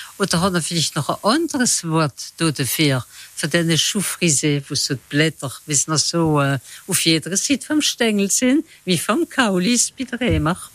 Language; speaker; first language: German; non-native, local second language; Swiss German